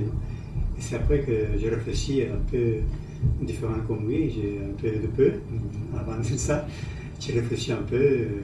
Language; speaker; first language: French; non-native, learner; Spanish